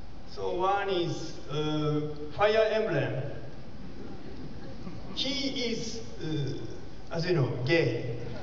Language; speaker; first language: English; non-native, learner; Japanese